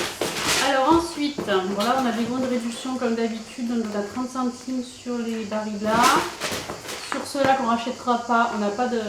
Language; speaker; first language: French; native; French